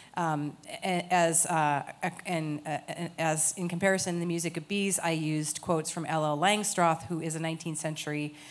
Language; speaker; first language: English; native; English